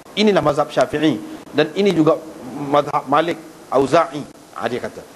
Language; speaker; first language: Malay; native; Malay